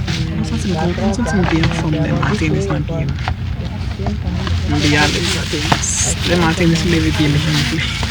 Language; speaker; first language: French; non-native, learner; Haitian Creole